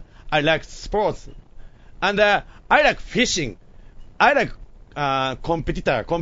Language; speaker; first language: English; non-native, learner; Japanese